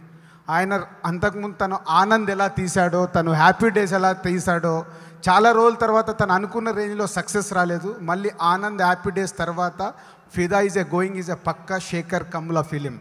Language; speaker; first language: Telugu; native; Telugu